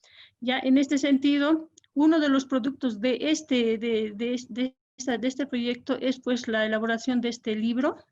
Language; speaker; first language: Spanish; native; Spanish